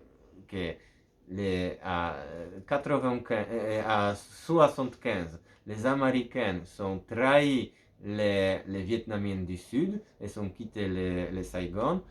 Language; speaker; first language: French; non-native, fluent; Polish